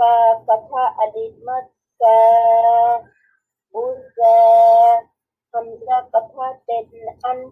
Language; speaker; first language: Arabic; non-native, learner; Bangla